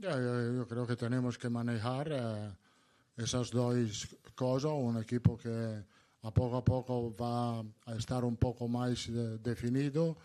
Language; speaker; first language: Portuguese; non-native, learner; Italian